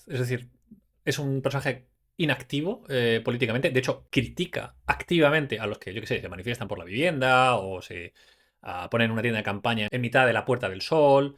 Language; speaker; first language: Spanish; native; Spanish